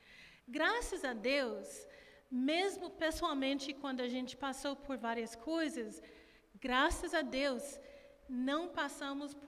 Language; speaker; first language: Portuguese; non-native, fluent; English